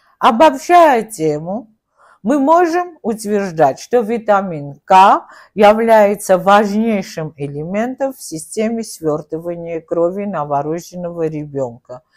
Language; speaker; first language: Russian; non-native, local second language; Armenian